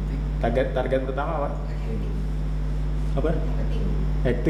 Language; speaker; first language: Indonesian; native; Indonesian